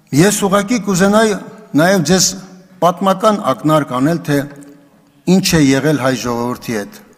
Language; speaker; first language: Armenian; native; Armenian